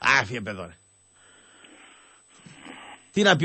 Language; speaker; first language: Greek; native; Greek